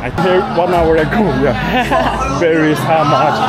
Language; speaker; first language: English; non-native, learner; Mongolian